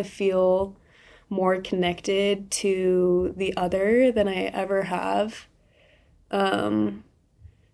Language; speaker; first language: English; native; English